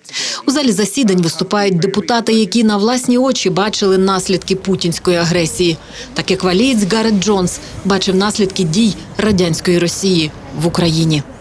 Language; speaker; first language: Ukrainian; native; Ukrainian